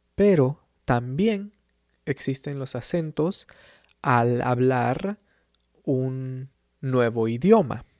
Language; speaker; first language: Spanish; native; Spanish